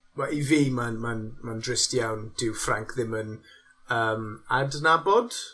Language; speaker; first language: Welsh; non-native, local second language; English